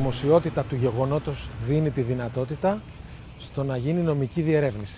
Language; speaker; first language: Greek; native; Greek